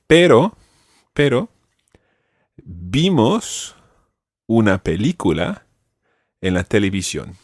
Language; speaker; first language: Spanish; non-native, fluent; English